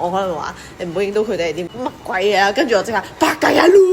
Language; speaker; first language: Cantonese; native; Cantonese